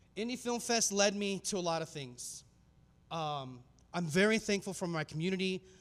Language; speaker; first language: English; native; English